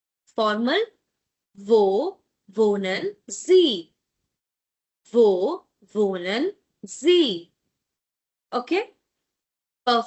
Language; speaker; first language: German; non-native, fluent; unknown